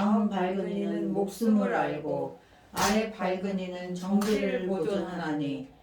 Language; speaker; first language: Korean; native; Korean